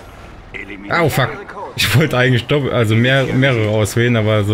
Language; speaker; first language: German; native; German